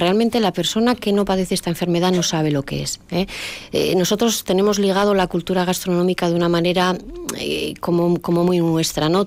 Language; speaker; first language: Spanish; native; Spanish